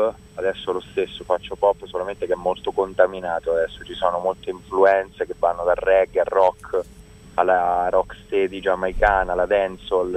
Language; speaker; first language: Italian; native; Italian